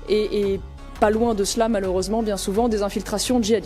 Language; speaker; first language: French; native; French